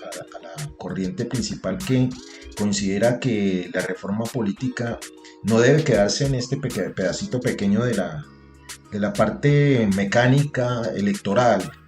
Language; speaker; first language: Spanish; native; Spanish